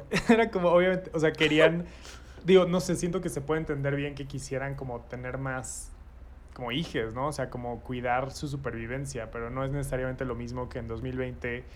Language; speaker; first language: Spanish; native; Spanish